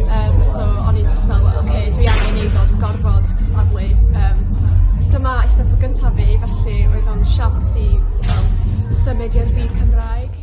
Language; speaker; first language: Welsh; non-native, local second language; English